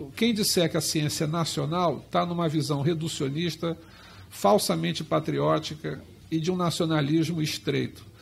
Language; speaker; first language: Portuguese; native; Portuguese